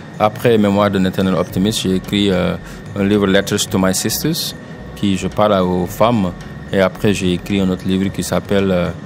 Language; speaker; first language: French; non-native, local second language; Wolof